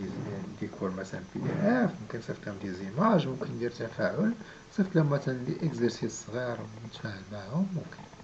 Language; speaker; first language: Arabic; native; Arabic